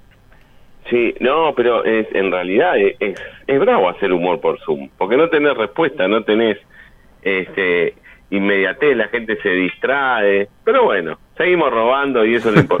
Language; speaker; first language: Spanish; native; Spanish